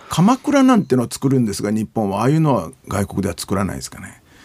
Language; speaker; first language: Japanese; native; Japanese